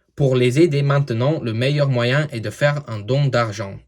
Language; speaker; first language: French; non-native, learner; English